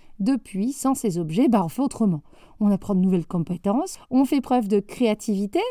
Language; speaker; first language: French; native; French